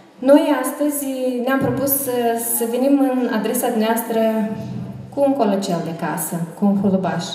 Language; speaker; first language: Romanian; native; Romanian